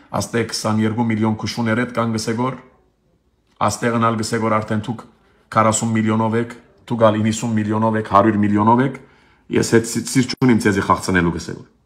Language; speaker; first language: Armenian; early bilingual, heritage; Armenian